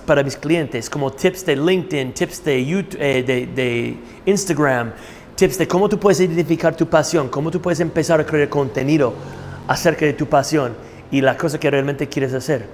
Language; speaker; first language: Spanish; non-native, fluent; English